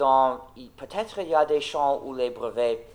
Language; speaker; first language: French; non-native, fluent; English